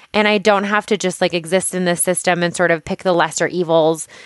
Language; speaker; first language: English; native; English